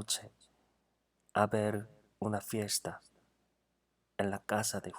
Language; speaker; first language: Spanish; non-native, fluent; Korean